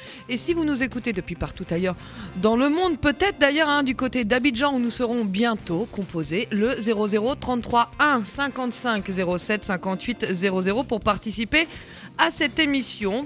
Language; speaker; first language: French; native; French